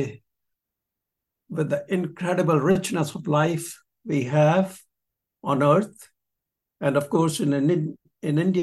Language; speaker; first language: English; non-native, local second language; Punjabi